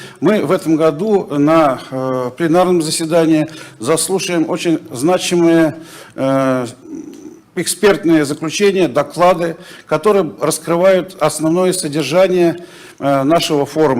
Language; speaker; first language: Russian; native; Russian